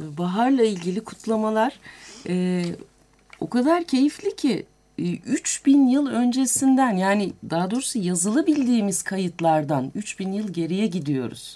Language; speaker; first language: Turkish; native; Turkish